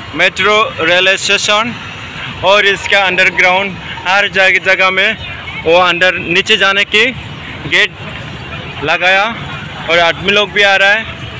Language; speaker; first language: Hindi; non-native, local second language; Bangla